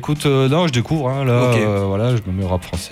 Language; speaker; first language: French; native; French